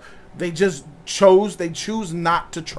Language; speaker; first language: English; native; English